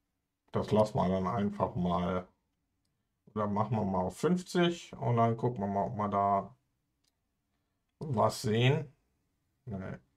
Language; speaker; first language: German; native; German